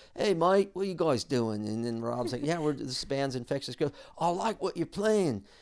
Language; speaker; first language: English; native; English